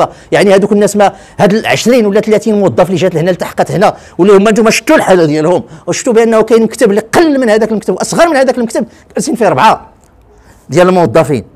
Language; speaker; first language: Arabic; native; Arabic